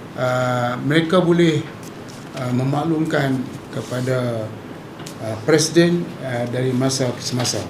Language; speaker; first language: Malay; native; Malay